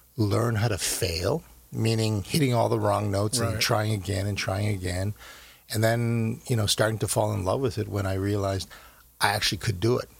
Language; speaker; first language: English; native; English